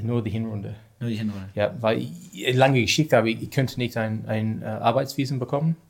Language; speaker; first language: German; non-native, learner; English